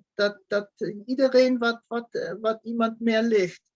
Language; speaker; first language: Dutch; non-native, fluent; German